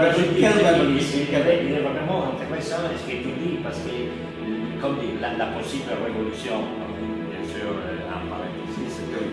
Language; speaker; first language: French; non-native, fluent; Italian